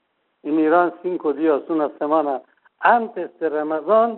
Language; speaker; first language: Spanish; non-native, fluent; Persian